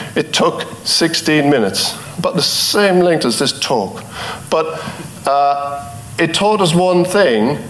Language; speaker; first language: English; native; English